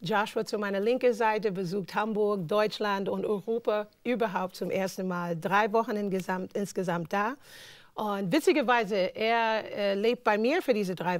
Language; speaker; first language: German; non-native, fluent; English